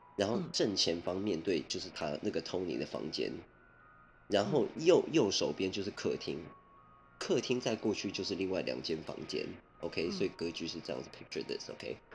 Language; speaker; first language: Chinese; early bilingual, other home language; Min Nan Chinese